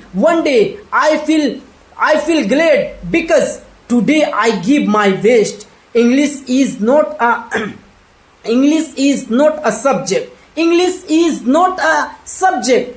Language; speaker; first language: English; non-native, learner; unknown